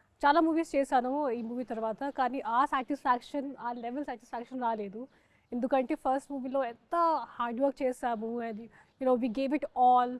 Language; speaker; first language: Telugu; non-native, fluent; Hindi